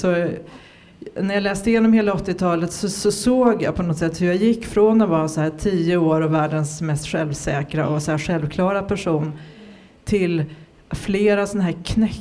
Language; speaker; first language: Swedish; native; Swedish